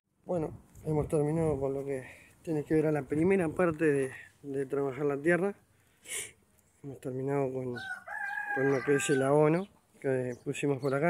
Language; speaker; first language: Spanish; native; Spanish